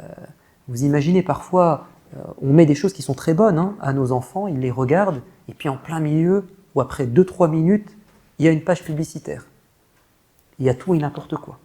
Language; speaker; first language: French; native; French